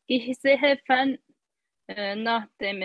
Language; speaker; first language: German; non-native, learner; Turkish